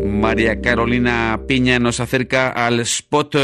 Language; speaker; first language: Spanish; native; Spanish